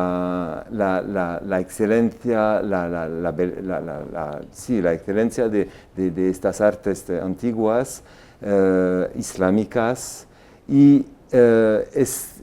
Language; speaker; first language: Spanish; non-native, fluent; French